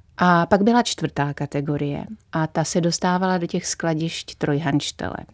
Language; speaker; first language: Czech; native; Czech